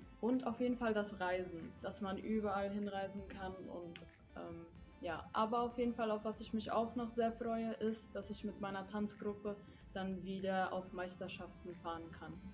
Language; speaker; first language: German; early bilingual, other home language; Polish